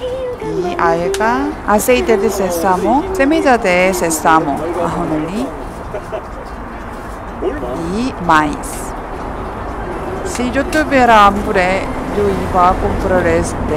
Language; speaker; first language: Spanish; non-native, learner; Korean